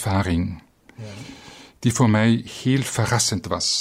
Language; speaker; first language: Dutch; non-native, fluent; German